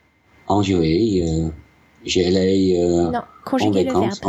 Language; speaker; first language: French; non-native, learner; English